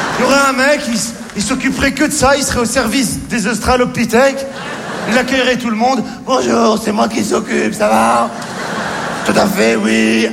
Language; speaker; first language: French; native; French